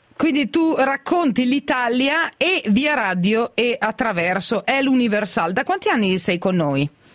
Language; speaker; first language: Italian; native; Italian